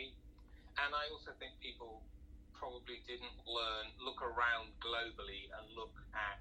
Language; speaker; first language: English; native; English